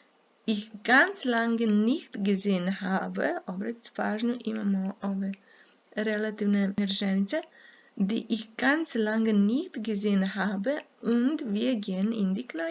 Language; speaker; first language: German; non-native, fluent; Serbian